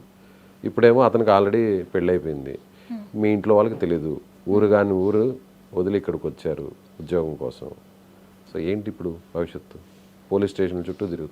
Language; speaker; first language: Telugu; native; Telugu